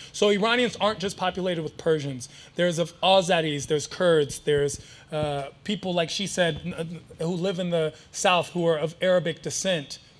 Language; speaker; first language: English; early bilingual, other home language; Persian